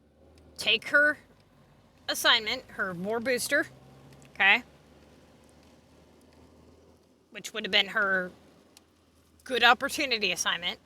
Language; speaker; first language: English; native; English